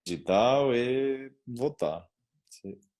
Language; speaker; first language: Portuguese; non-native, learner; Spanish